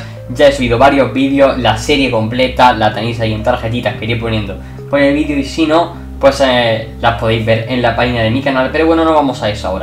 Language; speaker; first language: Spanish; native; Spanish